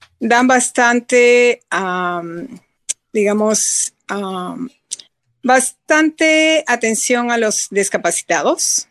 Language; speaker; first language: Spanish; native; Spanish